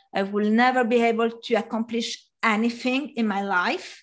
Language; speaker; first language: English; non-native, fluent; Italian